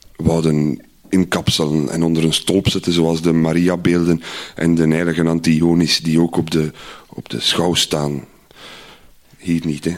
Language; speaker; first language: Dutch; native; Dutch